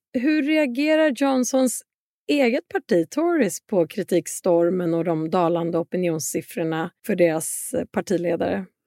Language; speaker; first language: Swedish; native; Swedish